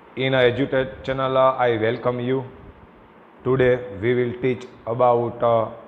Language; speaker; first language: English; non-native, local second language; Gujarati